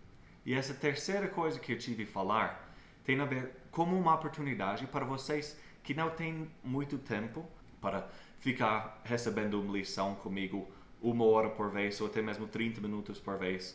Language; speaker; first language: Portuguese; non-native, fluent; English